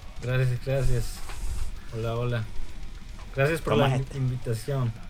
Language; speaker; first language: Spanish; early bilingual, heritage; German